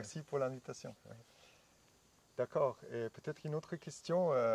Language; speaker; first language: French; non-native, fluent; German